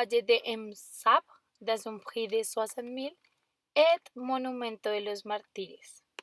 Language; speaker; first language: French; non-native, learner; Spanish